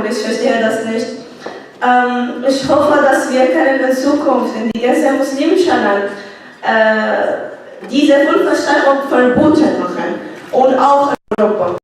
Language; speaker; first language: German; non-native, learner; Arabic